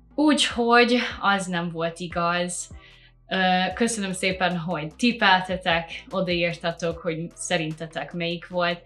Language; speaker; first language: Hungarian; non-native, fluent; English